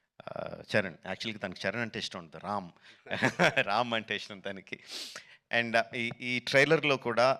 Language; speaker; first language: Telugu; native; Telugu